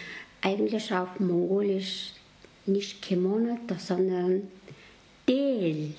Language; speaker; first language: German; non-native, learner; Mongolian